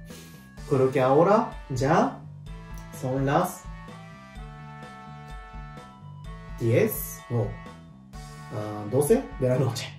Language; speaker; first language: Spanish; non-native, learner; Japanese